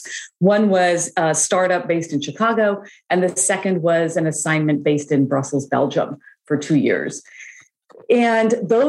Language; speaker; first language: English; native; English